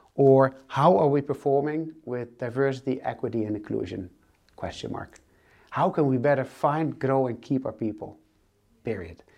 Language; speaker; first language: English; non-native, fluent; Dutch